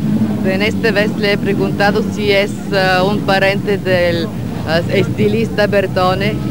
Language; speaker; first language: Spanish; non-native, fluent; Bulgarian